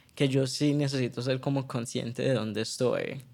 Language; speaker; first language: Spanish; early bilingual, heritage; Spanish